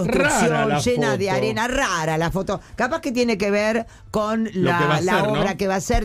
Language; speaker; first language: Spanish; native; Spanish